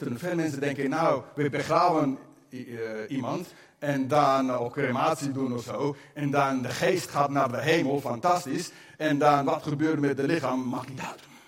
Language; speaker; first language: Dutch; non-native, fluent; English